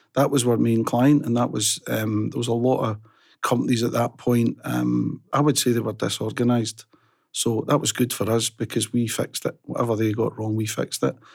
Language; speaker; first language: English; native; English